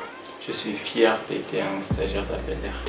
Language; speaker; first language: French; non-native, learner; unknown